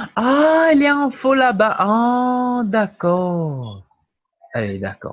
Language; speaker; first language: French; non-native, fluent; Portuguese